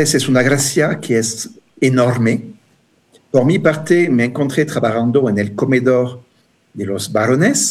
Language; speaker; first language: Spanish; non-native, fluent; French